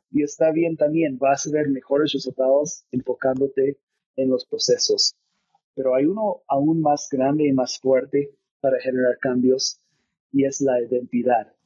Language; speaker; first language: Spanish; non-native, fluent; English